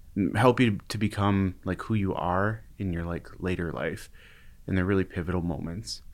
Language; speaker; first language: English; native; English